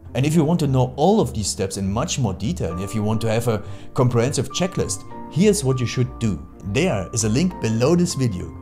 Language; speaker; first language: English; non-native, fluent; German